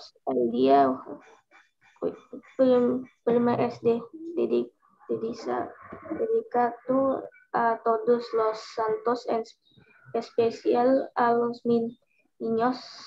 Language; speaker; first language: Spanish; non-native, learner; Indonesian